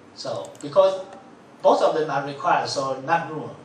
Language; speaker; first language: English; non-native, fluent; Chinese